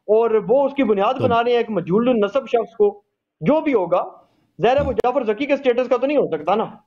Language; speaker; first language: Urdu; native; Urdu